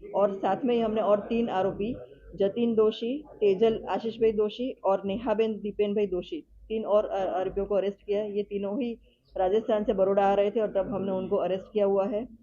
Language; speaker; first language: Hindi; non-native, local second language; Gujarati